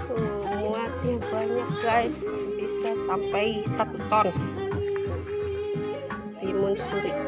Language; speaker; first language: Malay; non-native, local second language; Sundanese